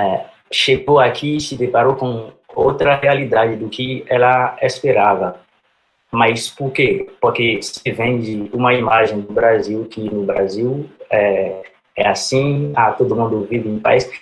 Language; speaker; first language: Portuguese; non-native, fluent; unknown